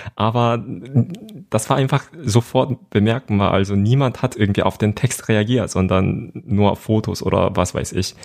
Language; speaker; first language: German; non-native, fluent; Korean